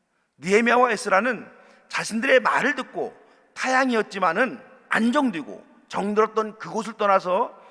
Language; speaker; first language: Korean; native; Korean